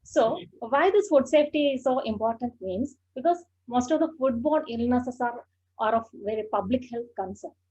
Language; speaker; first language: English; non-native, local second language; Malayalam